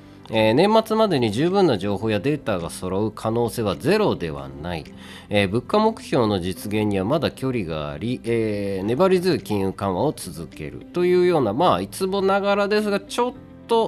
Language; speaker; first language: Japanese; native; Japanese